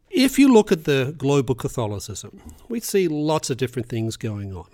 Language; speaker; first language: English; native; English